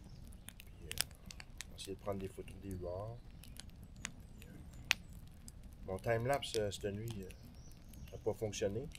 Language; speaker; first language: French; native; French